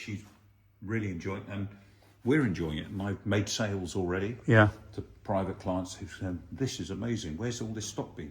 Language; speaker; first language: English; native; English